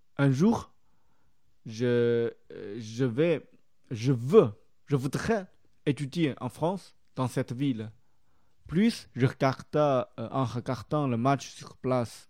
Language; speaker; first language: French; non-native, learner; Chinese